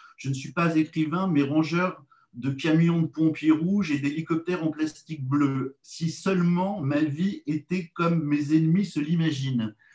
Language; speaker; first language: French; native; French